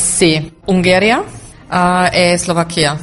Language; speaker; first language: Italian; non-native, learner; German